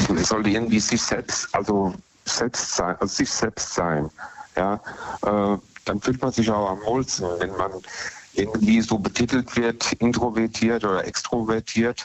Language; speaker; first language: German; native; German